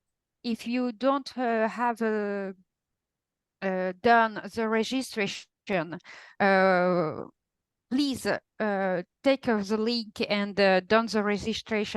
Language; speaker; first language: English; non-native, fluent; Italian